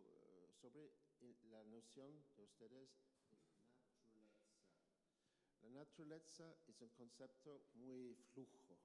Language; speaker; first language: Spanish; non-native, learner; English